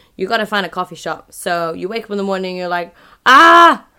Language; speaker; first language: English; native; English